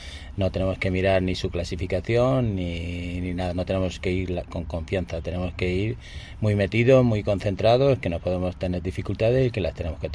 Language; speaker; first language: Spanish; native; Spanish